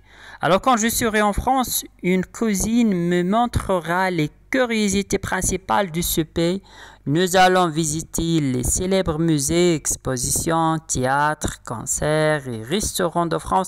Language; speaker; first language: French; non-native, local second language; Arabic